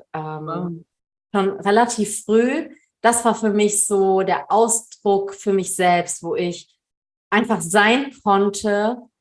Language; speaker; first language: German; early bilingual, other home language; Tamil